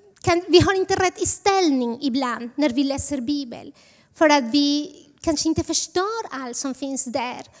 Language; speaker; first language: Swedish; non-native, fluent; Spanish